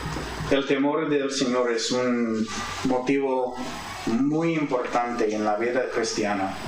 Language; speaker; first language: Spanish; non-native, fluent; English